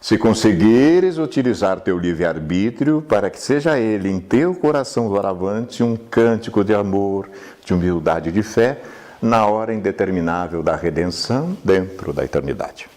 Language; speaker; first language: Portuguese; native; Portuguese